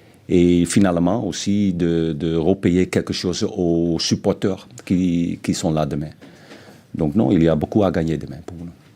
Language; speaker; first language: French; non-native, fluent; Dutch